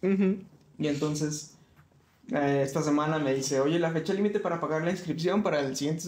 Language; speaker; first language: Spanish; native; Spanish